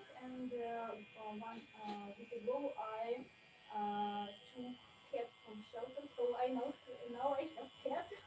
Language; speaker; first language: English; non-native, learner; Ukrainian